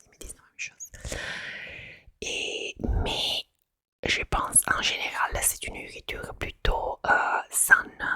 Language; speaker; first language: French; non-native, fluent; Italian